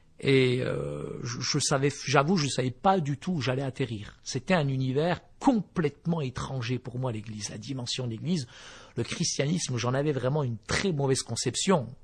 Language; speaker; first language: French; early bilingual, other home language; Berber languages